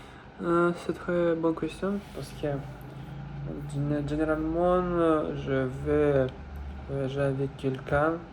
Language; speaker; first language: French; non-native, learner; Russian